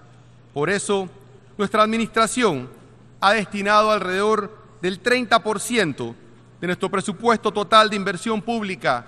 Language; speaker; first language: Spanish; native; Spanish